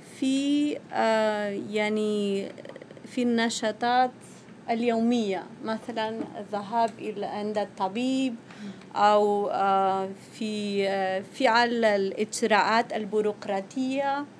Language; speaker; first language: Arabic; non-native, fluent; Spanish